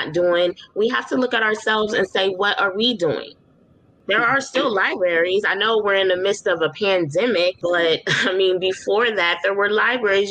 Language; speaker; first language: English; native; English